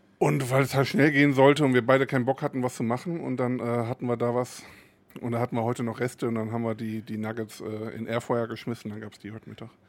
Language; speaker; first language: German; native; German